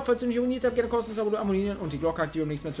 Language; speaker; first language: German; native; German